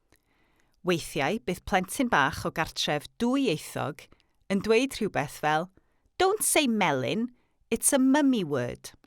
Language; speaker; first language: Welsh; native; Welsh